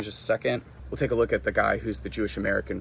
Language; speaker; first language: English; native; English